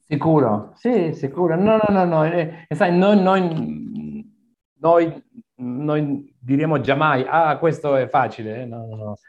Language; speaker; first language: Italian; non-native, learner; Spanish